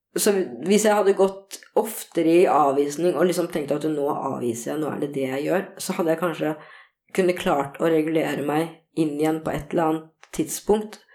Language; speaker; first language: Norwegian; early bilingual, other home language; Korean